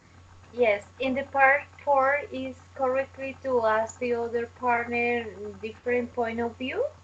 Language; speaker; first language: English; non-native, learner; Spanish